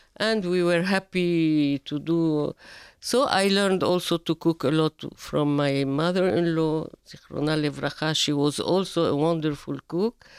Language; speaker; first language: English; non-native, fluent; Arabic